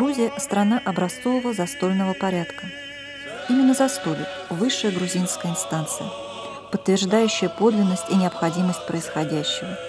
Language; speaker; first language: Russian; native; Russian